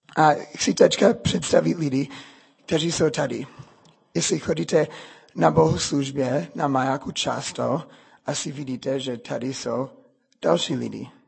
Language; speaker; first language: Czech; non-native, fluent; English